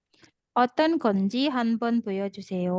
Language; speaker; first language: Korean; non-native, fluent; Indonesian